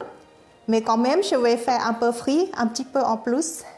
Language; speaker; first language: French; non-native, learner; Thai